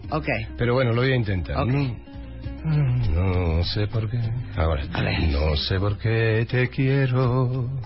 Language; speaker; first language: Spanish; native; Spanish